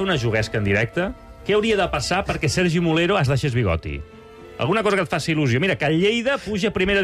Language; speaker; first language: Catalan; native; Catalan